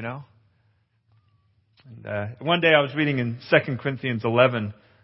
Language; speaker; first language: English; native; English